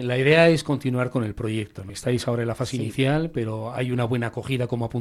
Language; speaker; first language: Spanish; native; Spanish